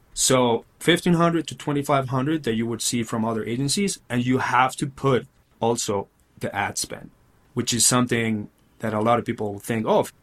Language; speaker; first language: English; early bilingual, other home language; Spanish